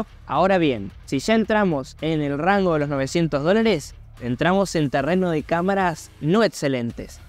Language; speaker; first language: Spanish; native; Spanish